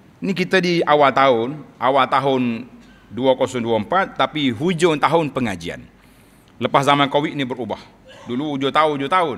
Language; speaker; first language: Malay; native; Malay